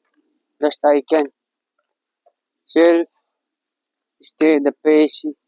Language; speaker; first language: English; non-native, learner; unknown